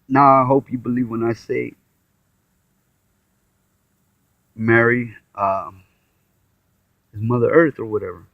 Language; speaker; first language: English; native; English